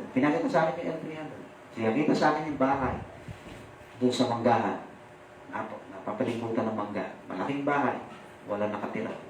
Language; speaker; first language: Filipino; non-native, local second language; Pampanga